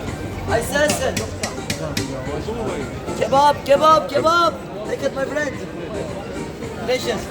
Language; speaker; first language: English; non-native, learner; Turkish